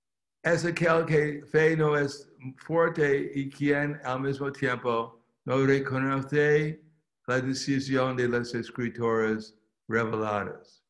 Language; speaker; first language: Spanish; non-native, fluent; English